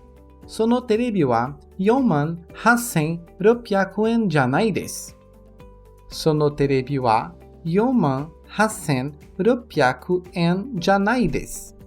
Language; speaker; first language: Japanese; non-native, learner; Portuguese